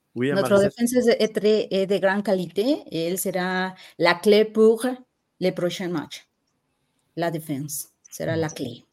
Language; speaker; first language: French; non-native, fluent; Spanish